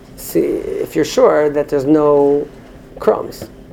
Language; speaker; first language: English; native; English